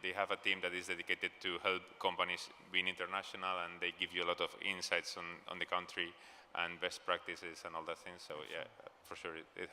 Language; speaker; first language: English; non-native, fluent; Spanish